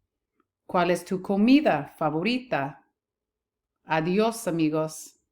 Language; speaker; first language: Spanish; non-native, fluent; English